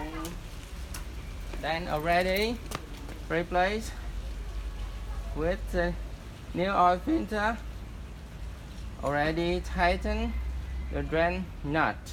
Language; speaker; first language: English; non-native, learner; Vietnamese